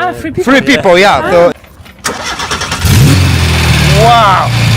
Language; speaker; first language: English; non-native, learner; Polish